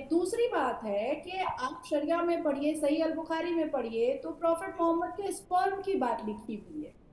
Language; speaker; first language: Hindi; native; Hindi